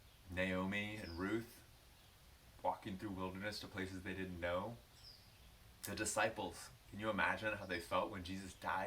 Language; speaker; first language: English; native; English